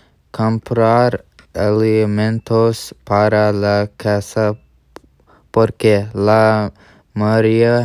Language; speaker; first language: Spanish; non-native, learner; English